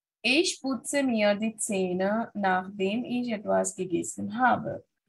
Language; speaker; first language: German; non-native, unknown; Hindi